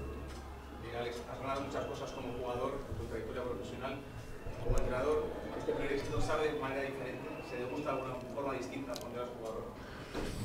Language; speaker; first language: Spanish; native; Spanish